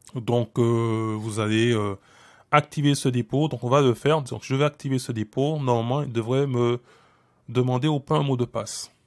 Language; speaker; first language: French; native; French